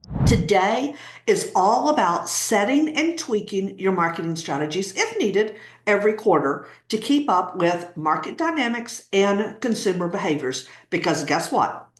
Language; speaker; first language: English; native; English